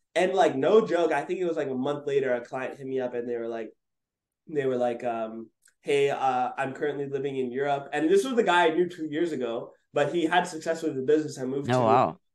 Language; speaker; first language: English; native; English